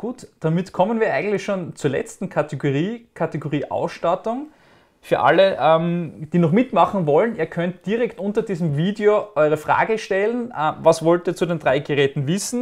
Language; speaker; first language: German; native; German